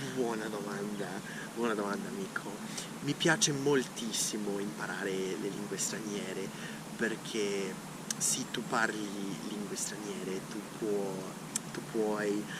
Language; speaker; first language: Italian; non-native, learner; Portuguese